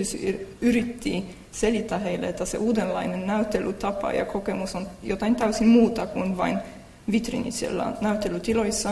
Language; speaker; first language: Finnish; non-native, fluent; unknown